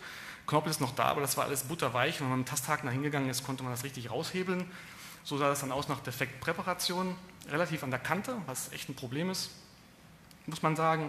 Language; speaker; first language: German; native; German